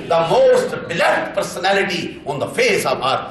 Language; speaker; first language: English; non-native, local second language; Urdu